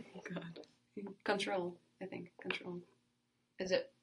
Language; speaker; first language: English; non-native, fluent; Dutch